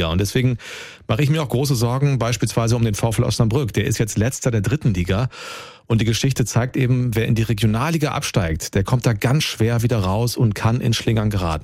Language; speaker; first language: German; native; German